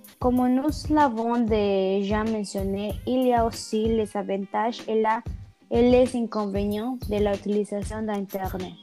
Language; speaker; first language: French; non-native, learner; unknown